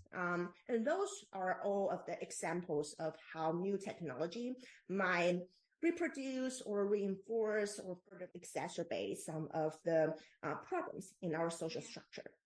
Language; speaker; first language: English; non-native, fluent; Chinese